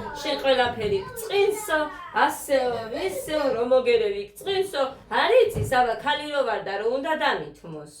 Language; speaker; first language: Georgian; native; Georgian